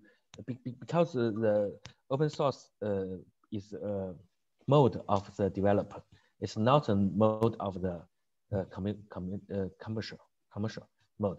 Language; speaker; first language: English; non-native, learner; Chinese